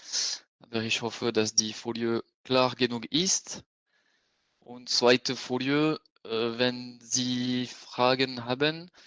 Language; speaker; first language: German; non-native, fluent; French